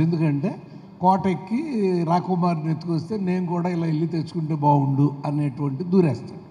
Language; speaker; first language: Telugu; native; Telugu